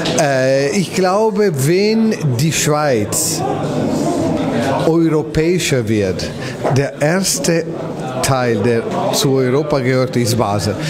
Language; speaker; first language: German; non-native, fluent; French